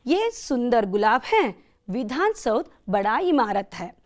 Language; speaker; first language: Hindi; non-native, local second language; Kannada